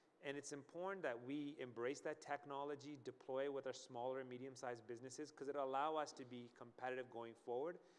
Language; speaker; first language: English; native; English